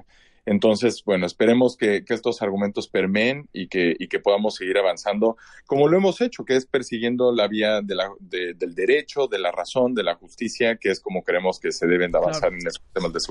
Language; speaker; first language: Spanish; native; Spanish